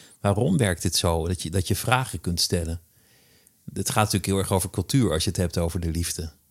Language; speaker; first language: Dutch; native; Dutch